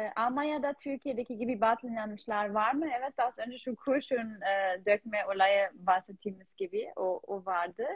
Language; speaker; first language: Turkish; non-native, fluent; German